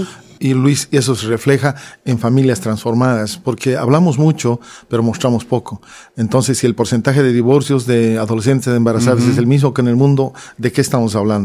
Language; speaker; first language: Spanish; native; Spanish